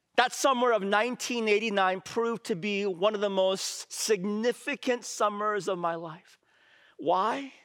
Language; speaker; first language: English; native; English